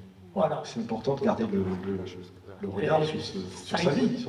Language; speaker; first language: French; native; French